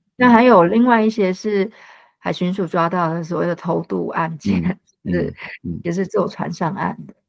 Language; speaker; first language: Chinese; non-native, fluent; Cantonese